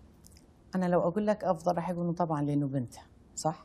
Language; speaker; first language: Arabic; native; Arabic